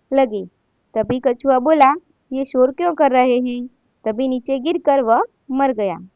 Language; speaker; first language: Hindi; non-native, local second language; Gujarati